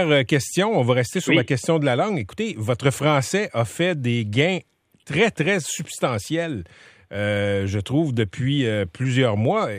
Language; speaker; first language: French; native; French